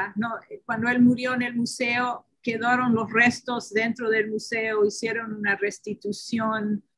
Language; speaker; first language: Spanish; early bilingual, heritage; Spanish